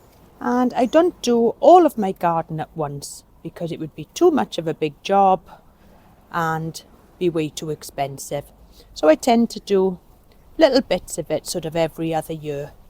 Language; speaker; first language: English; native; English